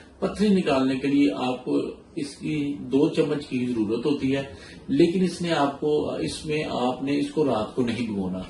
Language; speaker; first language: Urdu; non-native, local second language; Punjabi